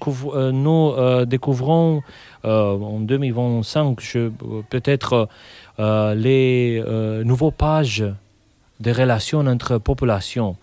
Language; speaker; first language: French; non-native, fluent; Romanian